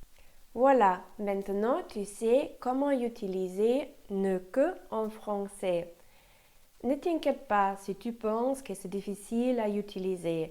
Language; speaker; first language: French; non-native, fluent; German